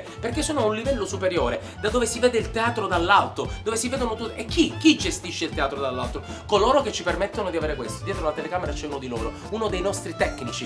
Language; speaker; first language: Italian; native; Italian